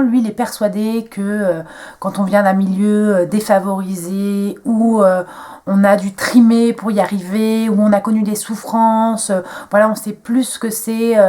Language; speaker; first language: French; native; French